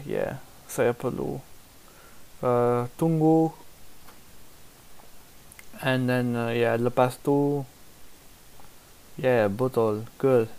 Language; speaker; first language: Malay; non-native, learner; English